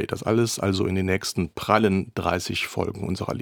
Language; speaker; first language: German; native; German